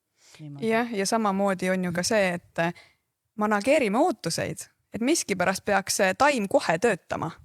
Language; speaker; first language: Estonian; native; Estonian